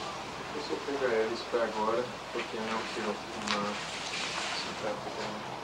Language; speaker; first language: Portuguese; non-native, fluent; English